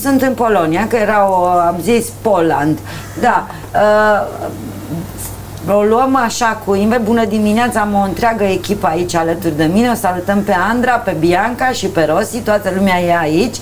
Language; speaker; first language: Romanian; native; Romanian